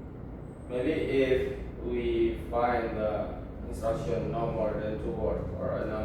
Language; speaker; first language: English; non-native, learner; Indonesian